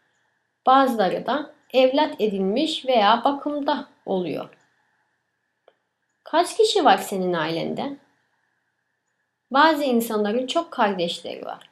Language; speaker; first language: Turkish; early bilingual, other home language; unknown